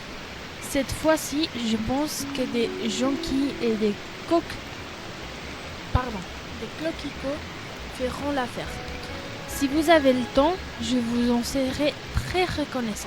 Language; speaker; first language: French; non-native, fluent; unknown